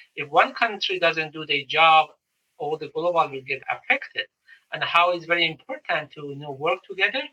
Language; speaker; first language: English; non-native, fluent; Persian